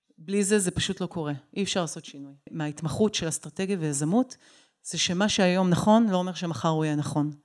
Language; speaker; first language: Hebrew; native; Hebrew